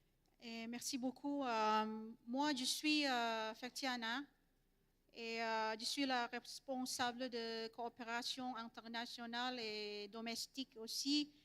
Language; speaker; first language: French; non-native, fluent; Indonesian